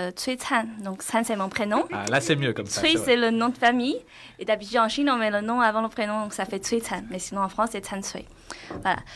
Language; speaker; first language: French; non-native, fluent; Chinese